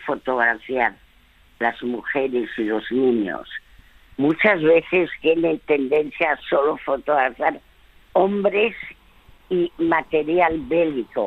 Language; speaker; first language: Spanish; early bilingual, other home language; French